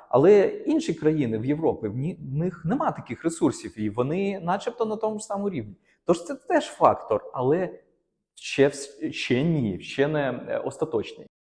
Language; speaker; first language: Ukrainian; non-native, local second language; Russian